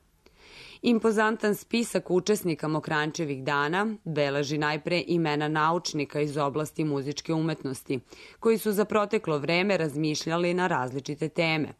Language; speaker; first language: Serbian; native; Serbian